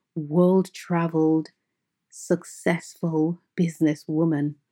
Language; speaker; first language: English; non-native, local second language; Yoruba